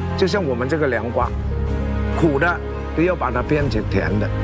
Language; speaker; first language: Chinese; non-native, local second language; Cantonese